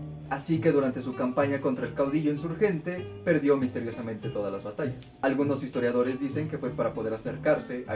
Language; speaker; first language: Spanish; native; Spanish